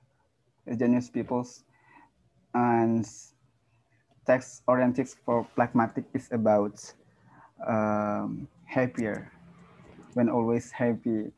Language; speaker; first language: English; non-native, learner; Indonesian